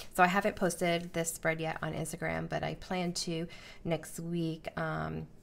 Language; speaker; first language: English; native; English